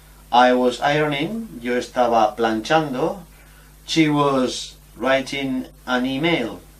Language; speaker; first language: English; non-native, fluent; Spanish